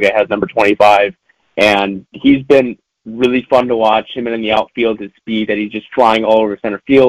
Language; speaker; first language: English; native; English